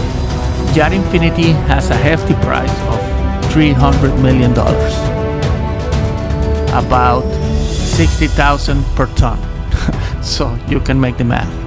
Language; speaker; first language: English; non-native, fluent; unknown